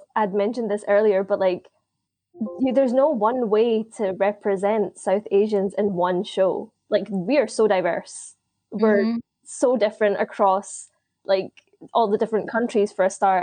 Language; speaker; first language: English; native; English